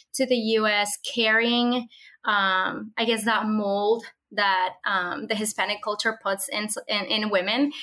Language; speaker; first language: English; early bilingual, other home language; Spanish